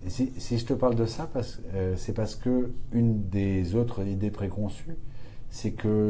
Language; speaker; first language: French; native; French